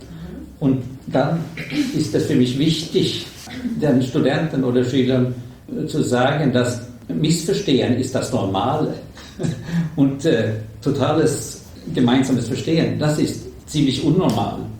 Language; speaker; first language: German; non-native, learner; Swedish